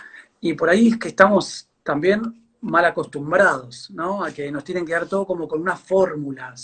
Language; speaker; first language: Spanish; native; Spanish